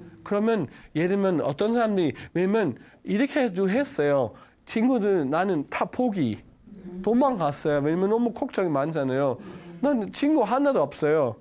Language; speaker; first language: Korean; non-native, learner; Danish